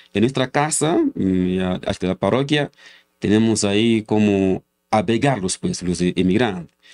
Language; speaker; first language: Spanish; non-native, learner; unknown